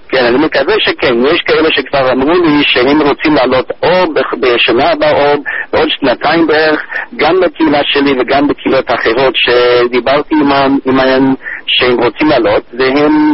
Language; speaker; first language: Hebrew; non-native, fluent; English